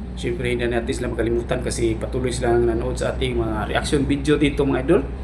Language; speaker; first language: Filipino; non-native, local second language; Cebuano